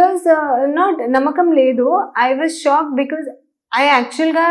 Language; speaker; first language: Telugu; non-native, local second language; Hindi